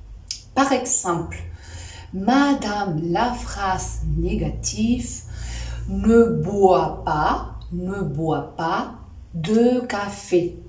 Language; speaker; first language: French; non-native, fluent; Spanish